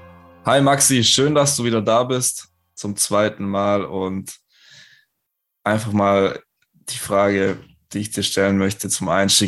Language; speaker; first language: German; native; German